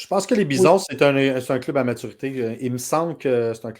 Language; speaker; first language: French; native; French